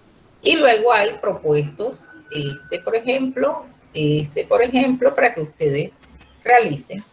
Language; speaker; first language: Spanish; native; Spanish